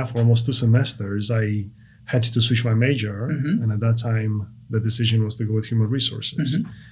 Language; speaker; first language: English; non-native, fluent; Romanian